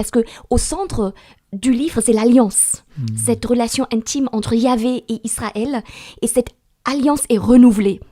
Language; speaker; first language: French; non-native, fluent; German